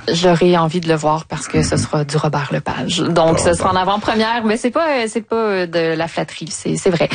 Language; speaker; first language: French; native; French